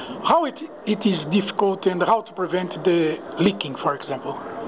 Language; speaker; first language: English; non-native, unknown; Portuguese